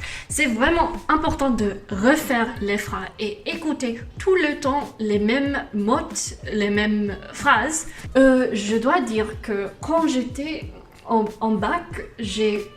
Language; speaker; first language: French; non-native, learner; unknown